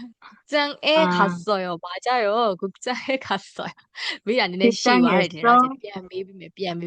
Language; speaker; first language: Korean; non-native, fluent; Burmese